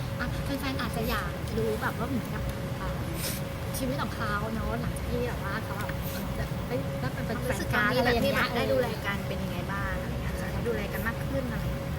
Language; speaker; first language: Thai; native; Thai